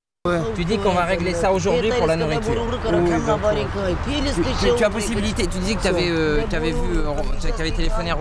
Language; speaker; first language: French; native; French